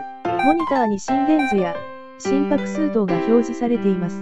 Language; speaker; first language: Japanese; native; Japanese